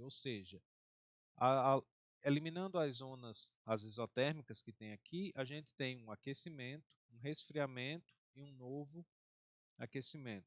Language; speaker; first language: Portuguese; native; Portuguese